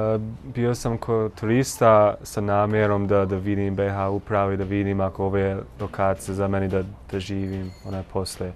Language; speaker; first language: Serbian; non-native, learner; English